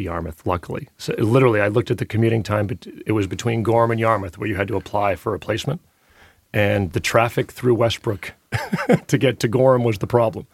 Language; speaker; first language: English; native; English